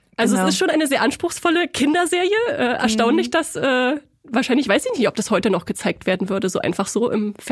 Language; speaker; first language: German; native; German